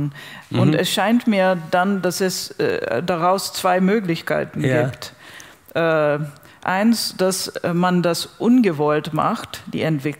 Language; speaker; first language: German; non-native, fluent; English